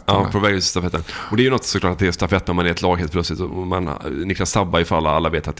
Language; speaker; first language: Swedish; native; Swedish